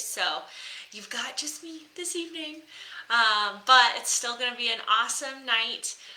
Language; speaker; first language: English; native; English